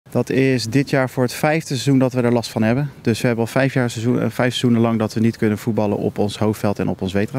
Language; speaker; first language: Dutch; native; Dutch